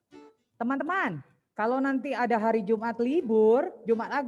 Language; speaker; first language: Indonesian; native; Indonesian